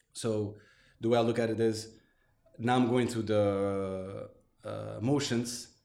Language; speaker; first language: English; non-native, fluent; Arabic